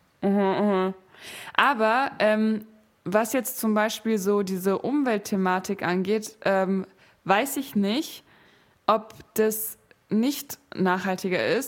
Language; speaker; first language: German; native; German